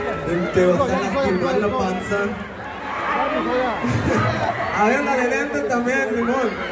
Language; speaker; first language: Spanish; native; Spanish